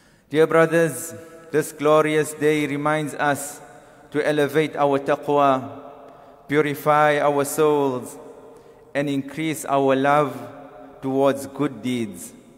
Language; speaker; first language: English; non-native, local second language; Malay